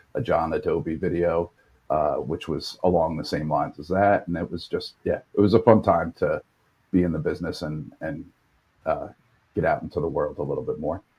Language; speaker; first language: English; native; English